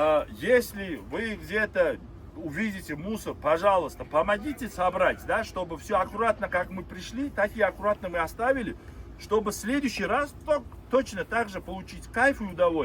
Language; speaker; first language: Russian; non-native, local second language; Uzbek